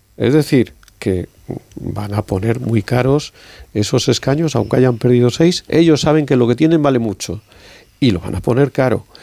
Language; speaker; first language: Spanish; native; Spanish